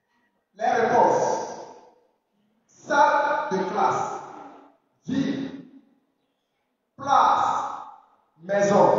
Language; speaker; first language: French; non-native, fluent; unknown